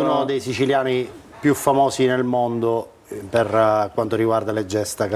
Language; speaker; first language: Italian; native; Italian